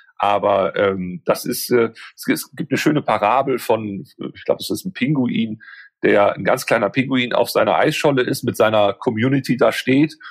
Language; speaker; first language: German; native; German